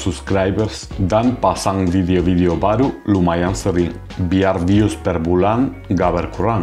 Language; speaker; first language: Indonesian; non-native, fluent; Spanish